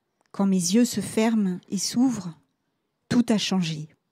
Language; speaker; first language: French; native; French